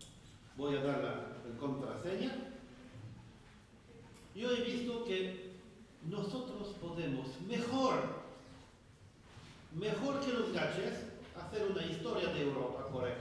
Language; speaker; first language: Spanish; non-native, fluent; French